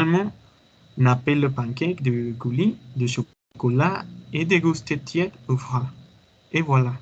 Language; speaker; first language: French; non-native, learner; Spanish